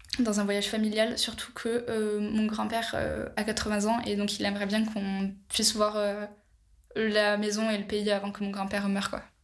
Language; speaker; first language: French; native; French